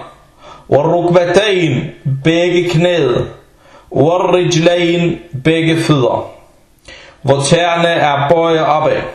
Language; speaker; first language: Danish; non-native, fluent; Arabic